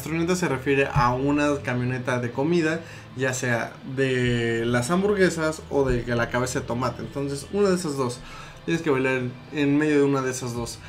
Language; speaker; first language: Spanish; native; Spanish